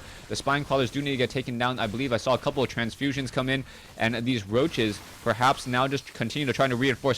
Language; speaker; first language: English; native; English